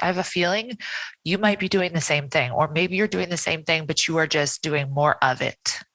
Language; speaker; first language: English; native; English